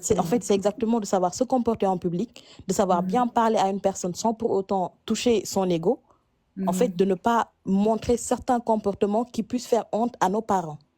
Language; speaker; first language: French; non-native, local second language; Wolof